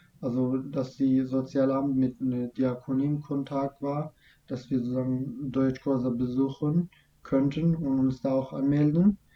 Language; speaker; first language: German; non-native, fluent; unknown